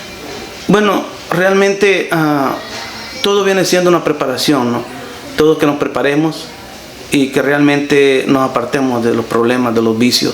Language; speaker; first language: Spanish; native; Spanish